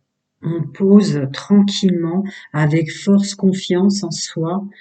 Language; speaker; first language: French; native; French